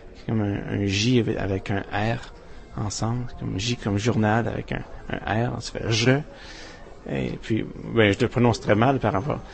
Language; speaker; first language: French; native; French